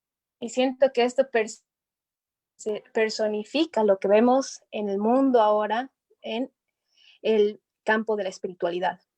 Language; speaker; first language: Spanish; native; Spanish